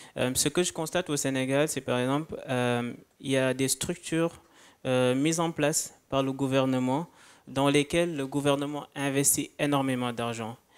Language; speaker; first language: French; non-native, local second language; Wolof